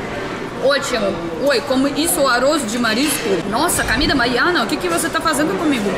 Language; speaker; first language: Portuguese; non-native, learner; Russian